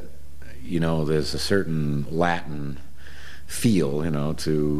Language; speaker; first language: English; native; English